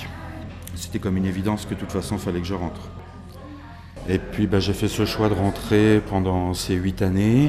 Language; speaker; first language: French; native; French